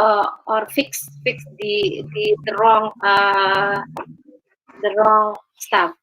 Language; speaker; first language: English; non-native, learner; Indonesian